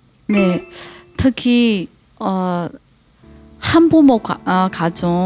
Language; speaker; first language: Korean; non-native, learner; Chinese